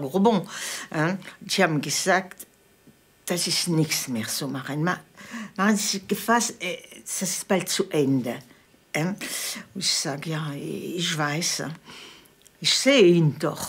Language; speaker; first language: German; non-native, fluent; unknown